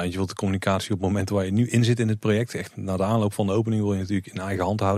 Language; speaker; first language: Dutch; native; Dutch